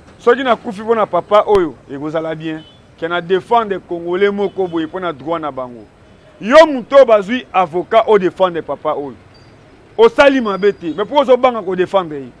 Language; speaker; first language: Lingala; native; Lingala